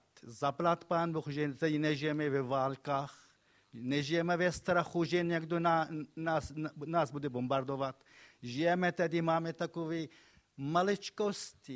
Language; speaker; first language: Czech; non-native, fluent; Kurdish